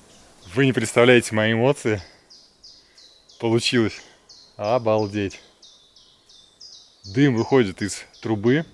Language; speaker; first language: Russian; native; Russian